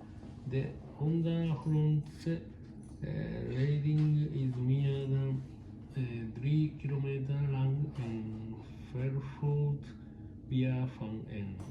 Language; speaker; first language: Dutch; non-native, learner; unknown